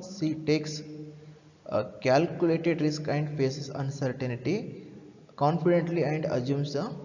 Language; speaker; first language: English; non-native, local second language; Kannada